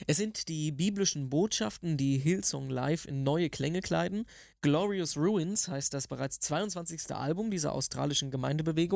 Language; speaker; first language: German; native; German